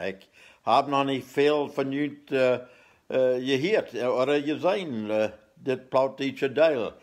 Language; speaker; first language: German; non-native, learner; Plautdietsch